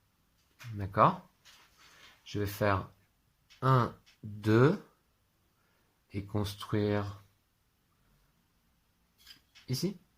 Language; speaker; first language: French; native; French